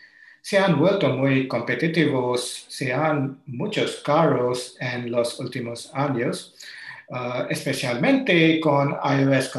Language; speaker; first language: Spanish; non-native, learner; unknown